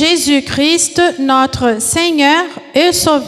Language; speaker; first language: French; non-native, fluent; Portuguese